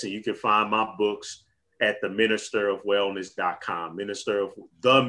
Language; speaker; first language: English; native; English